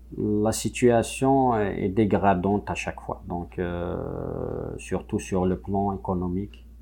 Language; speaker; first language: French; non-native, local second language; Kabyle